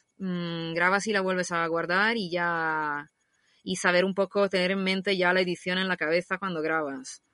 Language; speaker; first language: Spanish; non-native, fluent; Italian